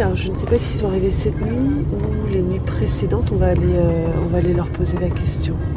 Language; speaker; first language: French; native; French